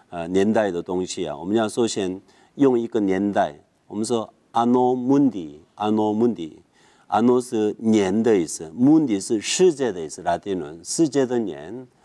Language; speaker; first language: Chinese; non-native, fluent; Korean